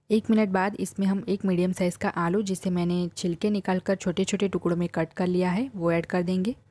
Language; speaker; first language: Hindi; non-native, local second language; Gujarati